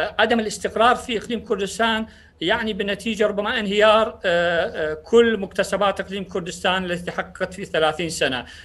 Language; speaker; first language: Arabic; non-native, local second language; Central Kurdish